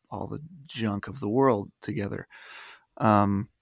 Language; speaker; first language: English; native; English